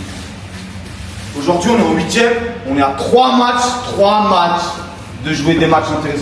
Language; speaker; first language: French; native; French